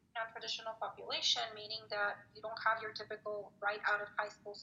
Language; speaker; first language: English; non-native, fluent; Spanish